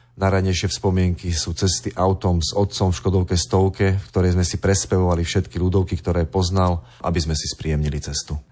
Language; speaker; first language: Slovak; native; Slovak